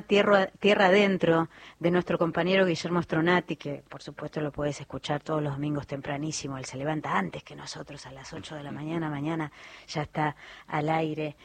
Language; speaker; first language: Spanish; native; Spanish